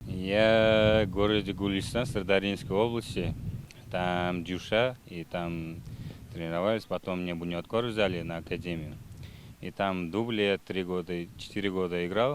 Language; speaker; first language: Russian; non-native, local second language; Uzbek